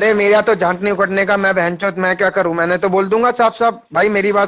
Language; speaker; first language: Hindi; native; Hindi